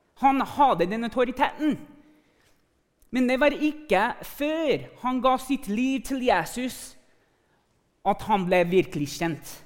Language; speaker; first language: Norwegian; non-native, fluent; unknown